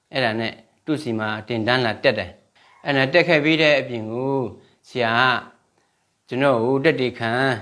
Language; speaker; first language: Burmese; non-native, local second language; Shan